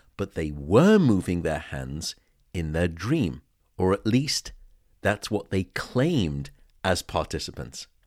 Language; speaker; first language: English; native; English